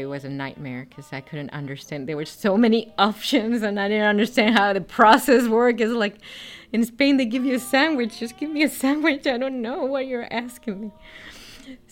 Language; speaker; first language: English; non-native, fluent; Spanish